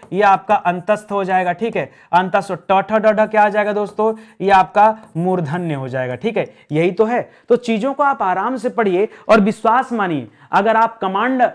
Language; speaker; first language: Hindi; native; Hindi